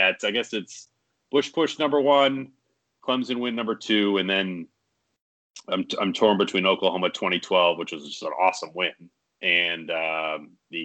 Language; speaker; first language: English; native; English